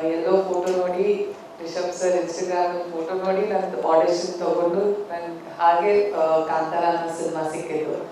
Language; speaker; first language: Kannada; native; Kannada